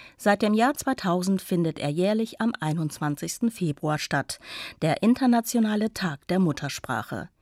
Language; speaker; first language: German; native; German